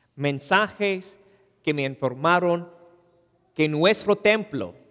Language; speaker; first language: Spanish; non-native, fluent; English